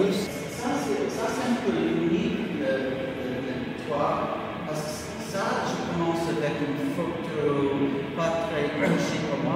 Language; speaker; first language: French; non-native, fluent; English